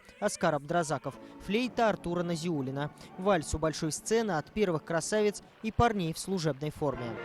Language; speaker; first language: Russian; native; Russian